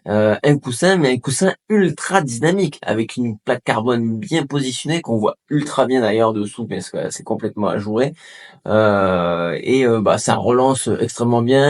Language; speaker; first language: French; native; French